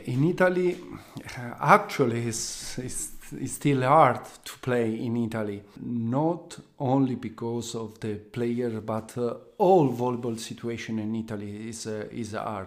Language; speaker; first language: English; non-native, learner; Italian